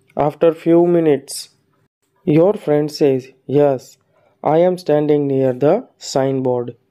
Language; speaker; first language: English; non-native, local second language; Gujarati